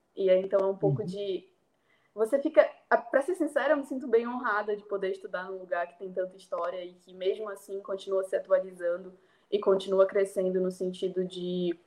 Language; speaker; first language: Portuguese; native; Portuguese